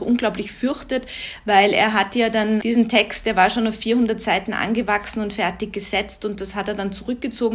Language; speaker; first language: German; native; German